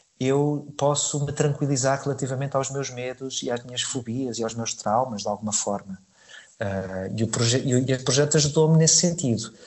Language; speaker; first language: Portuguese; native; Portuguese